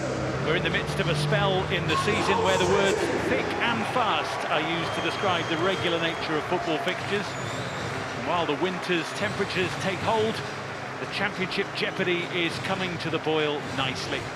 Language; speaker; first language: English; native; English